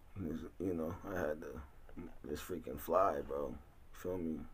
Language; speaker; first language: English; native; English